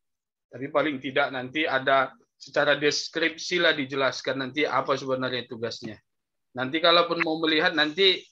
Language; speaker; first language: Indonesian; native; Indonesian